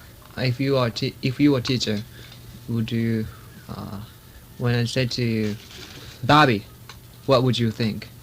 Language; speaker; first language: English; non-native, learner; Japanese